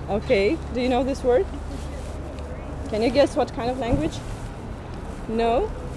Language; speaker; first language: English; non-native, learner; Russian